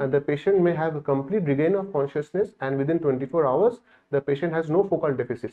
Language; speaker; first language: English; non-native, local second language; Bangla